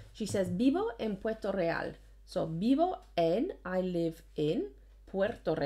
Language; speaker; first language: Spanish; non-native, fluent; English